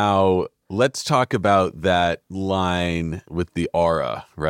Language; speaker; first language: English; native; English